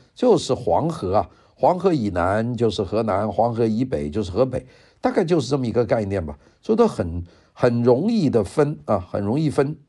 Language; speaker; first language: Chinese; non-native, local second language; Cantonese